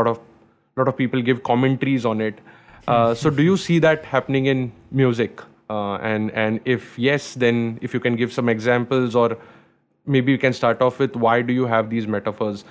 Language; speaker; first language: English; non-native, local second language; Marathi